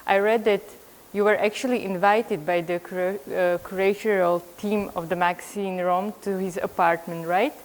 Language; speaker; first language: English; non-native, fluent; Slovak